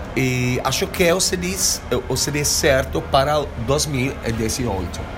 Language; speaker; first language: Portuguese; non-native, fluent; Italian